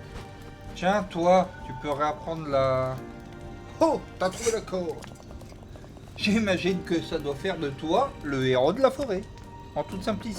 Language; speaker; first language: French; native; French